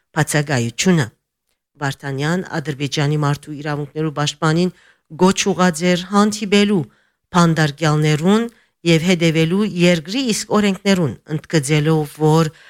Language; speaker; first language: Armenian; early bilingual, heritage; Armenian